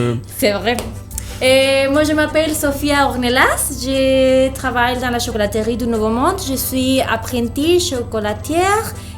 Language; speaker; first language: French; non-native, fluent; Spanish